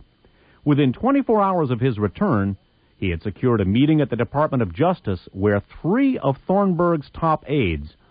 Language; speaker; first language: English; native; English